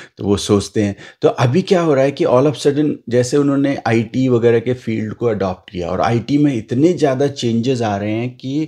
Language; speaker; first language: Hindi; native; Hindi